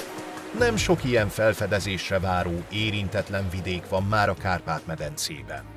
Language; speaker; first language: Hungarian; native; Hungarian